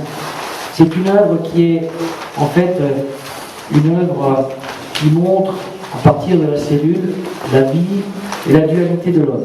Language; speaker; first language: French; native; French